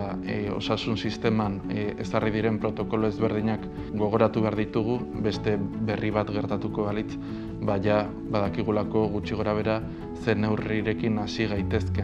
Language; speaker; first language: Basque; native; Basque